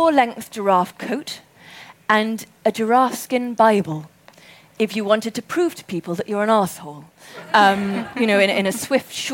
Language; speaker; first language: English; native; English